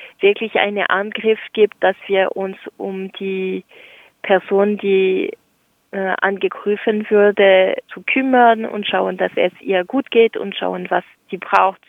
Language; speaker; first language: German; non-native, local second language; French